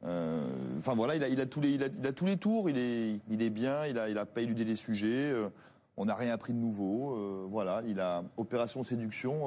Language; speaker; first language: French; native; French